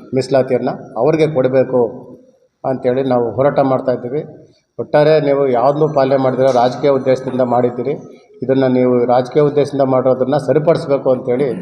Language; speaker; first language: Kannada; native; Kannada